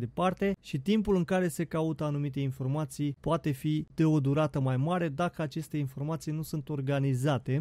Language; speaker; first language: Romanian; native; Romanian